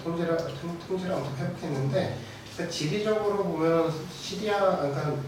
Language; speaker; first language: Korean; native; Korean